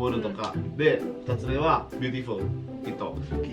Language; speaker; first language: Japanese; non-native, fluent; Indonesian